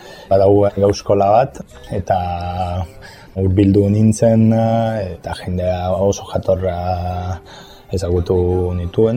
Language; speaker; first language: Basque; non-native, fluent; Italian